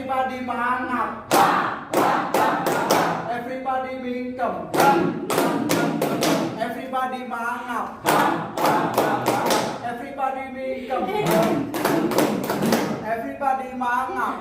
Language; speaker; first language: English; non-native, learner; Indonesian